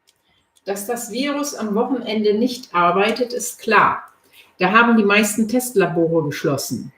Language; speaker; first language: German; native; German